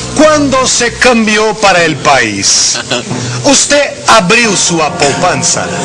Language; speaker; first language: Spanish; non-native, learner; Portuguese